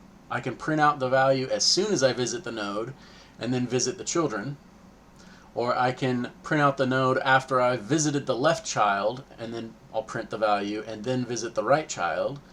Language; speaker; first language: English; native; English